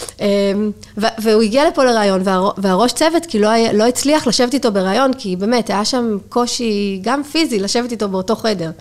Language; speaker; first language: Hebrew; native; Hebrew